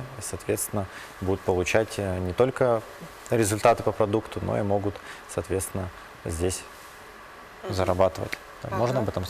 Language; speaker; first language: Russian; native; Russian